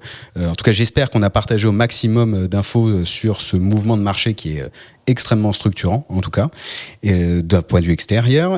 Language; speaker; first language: French; native; French